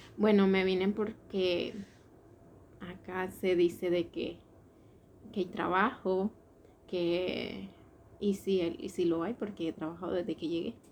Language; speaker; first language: Spanish; native; Spanish